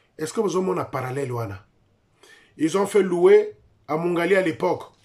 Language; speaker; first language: French; non-native, local second language; Lingala